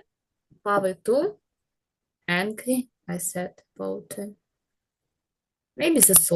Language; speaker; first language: English; non-native, learner; Ukrainian